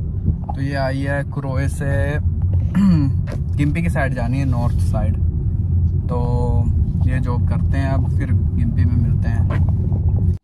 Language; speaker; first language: Hindi; native; Hindi